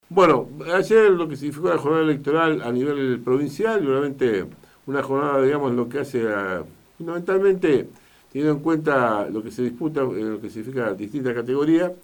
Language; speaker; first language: Spanish; native; Spanish